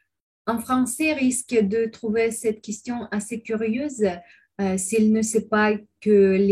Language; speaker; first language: French; non-native, fluent; Russian